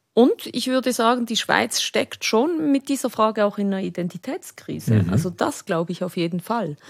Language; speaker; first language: German; early bilingual, other home language; Spanish